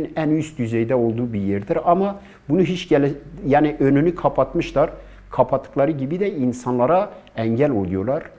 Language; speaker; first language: Turkish; native; Turkish